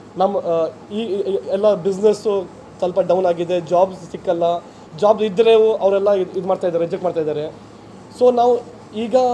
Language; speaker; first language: Kannada; non-native, local second language; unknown